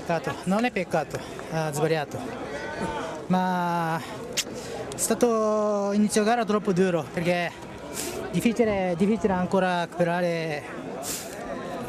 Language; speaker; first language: Italian; non-native, learner; Japanese